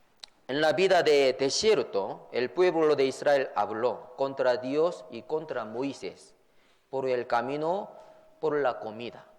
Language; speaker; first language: Spanish; non-native, fluent; Korean